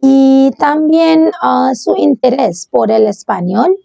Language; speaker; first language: Spanish; non-native, learner; Bangla